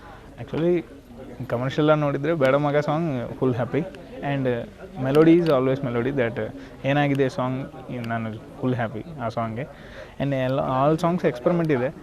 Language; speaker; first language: Kannada; non-native, learner; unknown